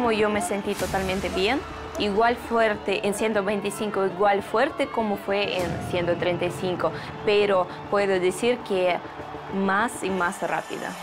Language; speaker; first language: Spanish; non-native, fluent; Russian